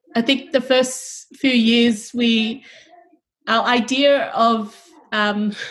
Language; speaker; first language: English; early bilingual, other home language; Tongan